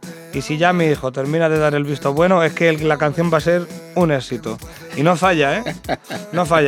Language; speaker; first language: Spanish; native; Spanish